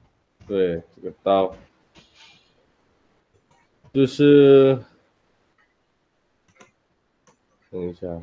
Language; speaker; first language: Chinese; non-native, learner; Indonesian